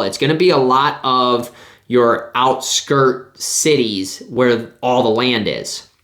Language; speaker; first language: English; native; English